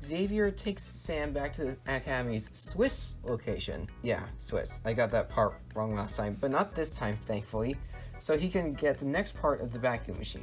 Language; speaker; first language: English; native; English